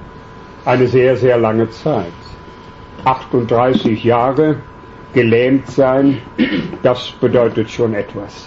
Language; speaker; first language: German; native; German